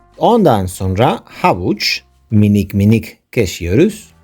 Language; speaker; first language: Turkish; non-native, learner; Spanish